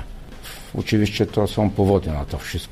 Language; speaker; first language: Polish; non-native, learner; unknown